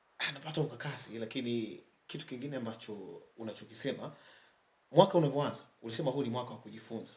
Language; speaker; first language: Swahili; native; Swahili